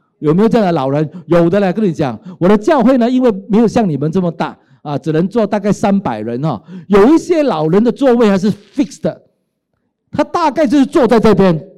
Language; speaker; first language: Chinese; non-native, local second language; Cantonese